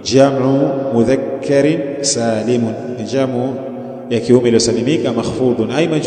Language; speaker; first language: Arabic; non-native, fluent; Swahili